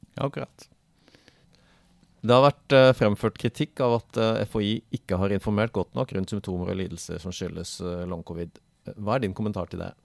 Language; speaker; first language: Norwegian; native; Norwegian